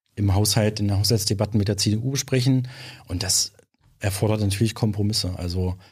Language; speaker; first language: German; native; German